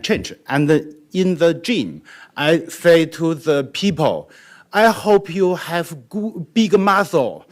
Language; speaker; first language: English; non-native, learner; Chinese